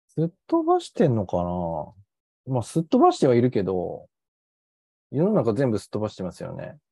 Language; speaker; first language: Japanese; native; Japanese